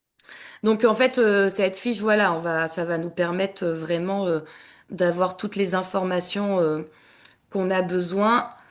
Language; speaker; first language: French; native; French